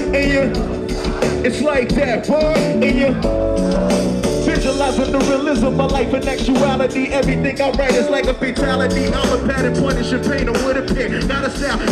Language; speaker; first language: English; native; English